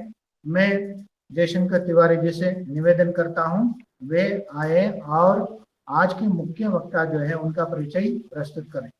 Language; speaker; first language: Hindi; non-native, local second language; Kannada